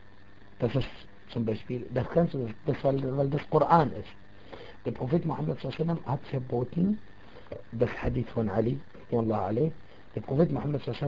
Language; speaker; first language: German; non-native, fluent; Arabic